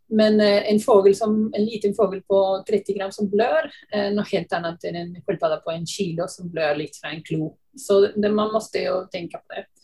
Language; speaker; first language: Norwegian; non-native, fluent; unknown